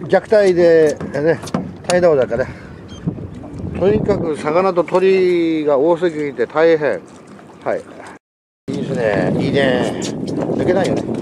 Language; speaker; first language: Japanese; native; Japanese